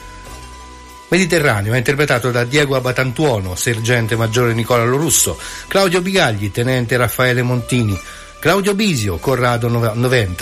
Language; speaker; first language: Italian; native; Italian